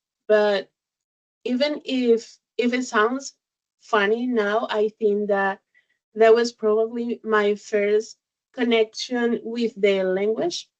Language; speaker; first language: English; non-native, learner; Spanish